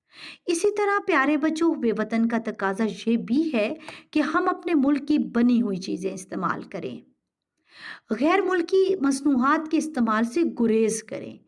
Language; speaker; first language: Urdu; native; Urdu